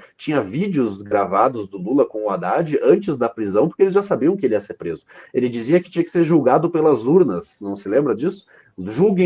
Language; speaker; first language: Portuguese; native; Portuguese